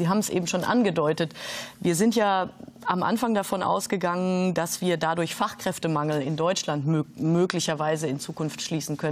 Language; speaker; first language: German; native; German